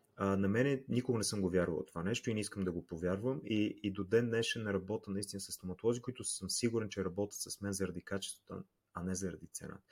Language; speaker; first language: Bulgarian; native; Bulgarian